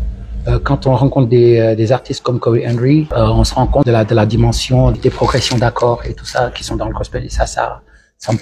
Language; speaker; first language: French; non-native, local second language; Wolof